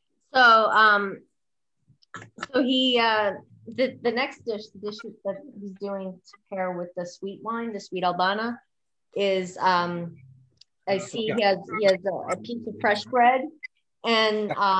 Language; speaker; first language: English; native; English